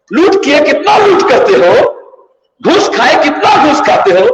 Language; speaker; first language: Hindi; non-native, local second language; Bangla